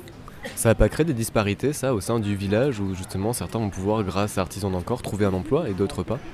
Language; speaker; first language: French; native; French